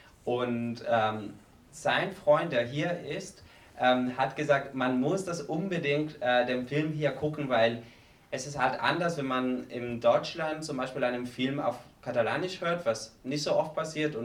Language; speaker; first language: German; non-native, fluent; Spanish